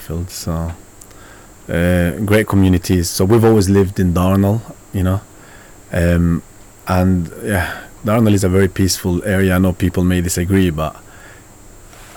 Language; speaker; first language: English; non-native, fluent; Spanish